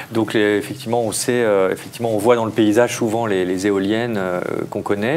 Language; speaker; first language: French; native; French